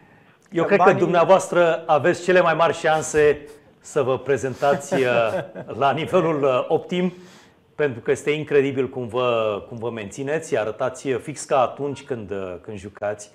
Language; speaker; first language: Romanian; native; Romanian